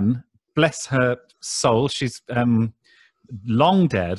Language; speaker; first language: English; native; English